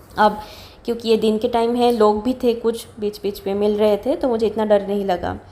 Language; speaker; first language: Hindi; non-native, local second language; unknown